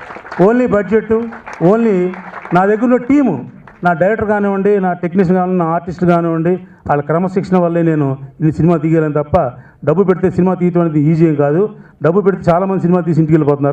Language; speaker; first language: Telugu; native; Telugu